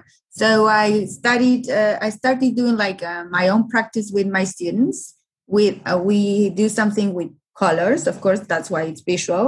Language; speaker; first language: English; non-native, fluent; Spanish